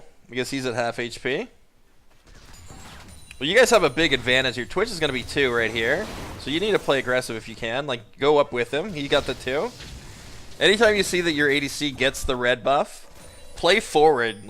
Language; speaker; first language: English; native; English